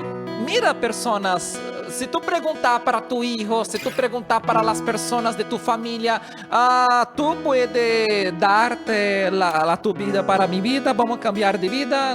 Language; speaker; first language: Spanish; non-native, learner; Portuguese